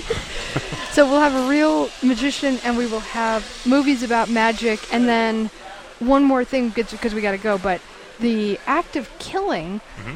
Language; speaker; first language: English; native; English